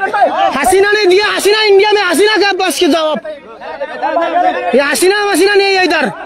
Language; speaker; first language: Hindi; non-native, learner; Bangla